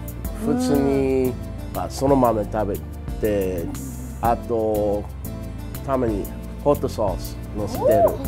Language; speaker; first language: Japanese; non-native, learner; English